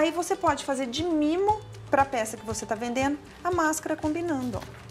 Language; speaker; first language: Portuguese; native; Portuguese